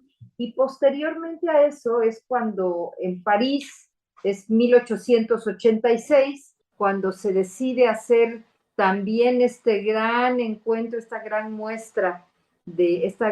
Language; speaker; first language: Spanish; native; Spanish